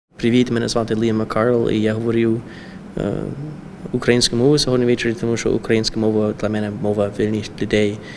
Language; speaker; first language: Ukrainian; non-native, learner; English